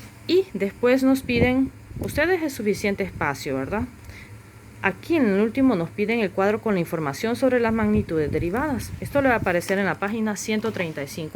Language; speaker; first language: Spanish; native; Spanish